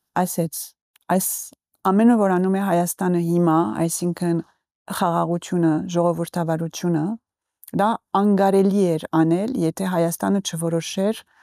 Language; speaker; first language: Armenian; early bilingual, heritage; Armenian